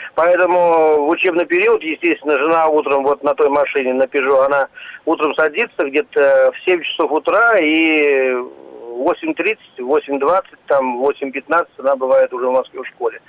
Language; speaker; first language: Russian; native; Russian